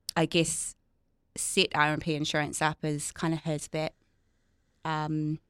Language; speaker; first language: English; native; English